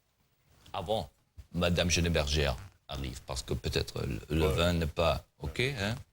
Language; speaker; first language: French; non-native, learner; German